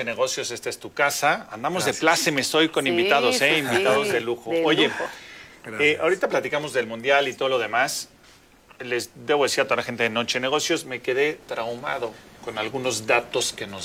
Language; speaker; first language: Spanish; native; Spanish